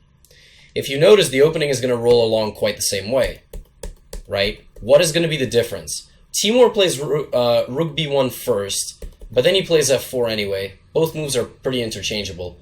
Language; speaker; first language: English; native; English